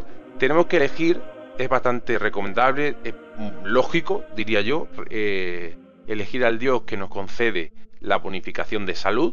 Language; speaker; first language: Spanish; native; Spanish